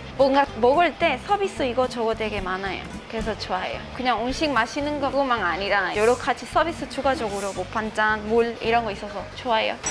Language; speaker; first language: Korean; non-native, fluent; Spanish